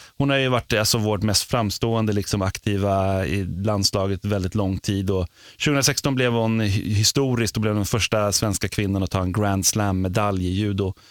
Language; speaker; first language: Swedish; native; Swedish